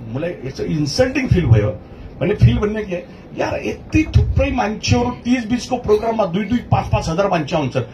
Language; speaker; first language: Nepali; early bilingual, heritage; Nepali